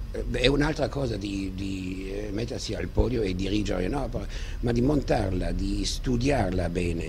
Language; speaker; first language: Italian; non-native, fluent; German